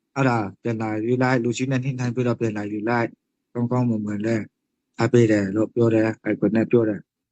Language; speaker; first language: Burmese; non-native, local second language; Hakha Chin